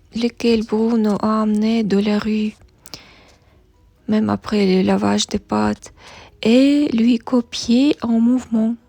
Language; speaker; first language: French; non-native, learner; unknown